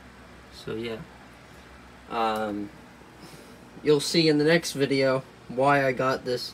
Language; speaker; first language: English; native; English